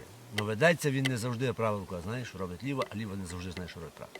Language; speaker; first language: Ukrainian; native; Ukrainian